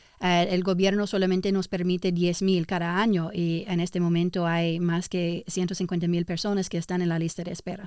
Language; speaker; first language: Spanish; early bilingual, heritage; English